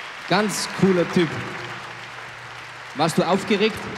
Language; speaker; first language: German; native; German